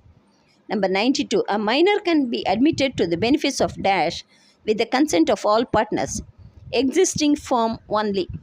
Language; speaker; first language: English; non-native, local second language; Tamil